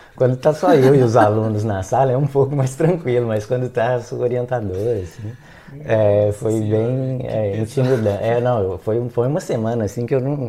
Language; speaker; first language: Portuguese; native; Portuguese